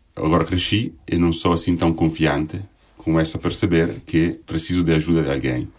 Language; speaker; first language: Portuguese; non-native, fluent; Italian